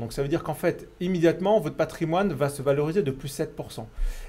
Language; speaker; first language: French; native; French